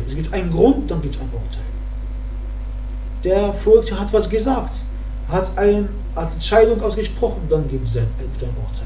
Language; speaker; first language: German; non-native, learner; Arabic